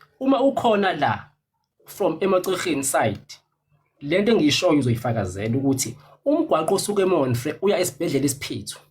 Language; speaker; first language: Zulu; non-native, local second language; Xhosa